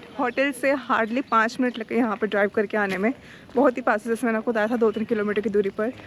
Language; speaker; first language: Hindi; native; Hindi